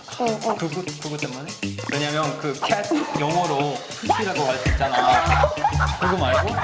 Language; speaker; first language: Korean; non-native, learner; Swedish